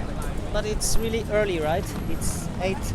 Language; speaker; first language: English; non-native, learner; French